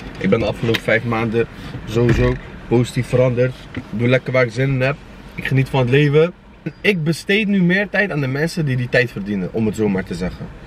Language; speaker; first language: Dutch; early bilingual, other home language; Kurdish